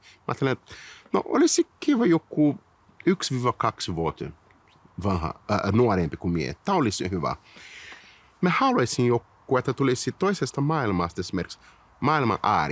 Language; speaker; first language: Finnish; non-native, fluent; Portuguese